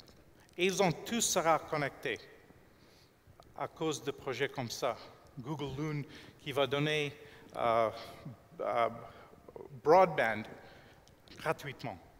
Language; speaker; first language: French; non-native, fluent; English